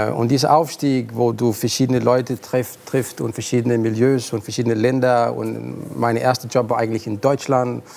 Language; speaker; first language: German; non-native, fluent; Arabic